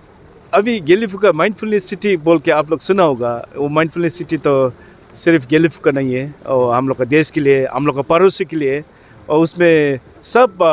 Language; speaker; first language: Hindi; non-native, fluent; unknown